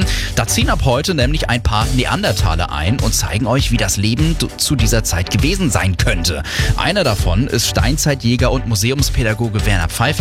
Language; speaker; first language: German; native; German